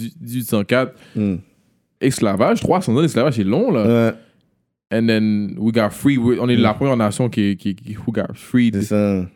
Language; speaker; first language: French; native; French